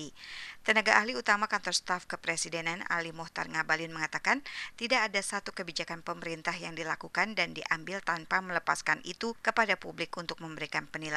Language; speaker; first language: Indonesian; native; Indonesian